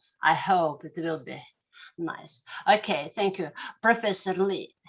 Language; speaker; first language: English; non-native, learner; Russian